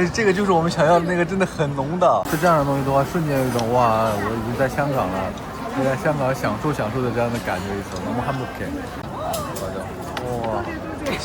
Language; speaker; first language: Chinese; native; Chinese